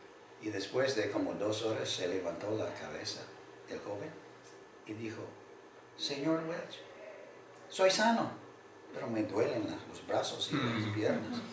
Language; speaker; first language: Spanish; non-native, fluent; English